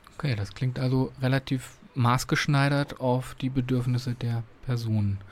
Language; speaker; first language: German; native; German